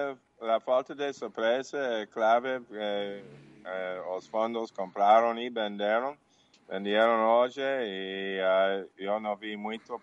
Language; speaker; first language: Portuguese; non-native, learner; English